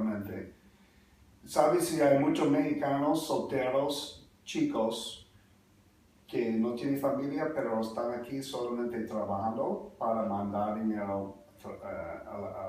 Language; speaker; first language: Spanish; non-native, learner; English